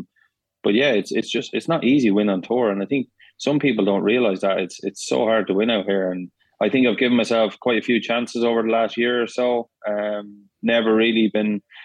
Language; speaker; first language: English; native; English